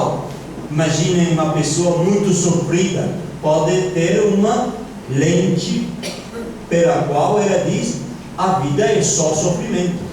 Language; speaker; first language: Portuguese; non-native, fluent; Italian